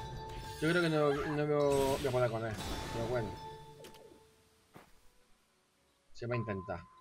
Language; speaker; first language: Spanish; native; Spanish